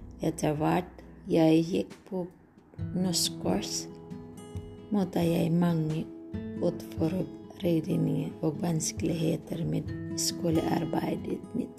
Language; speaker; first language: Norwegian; non-native, learner; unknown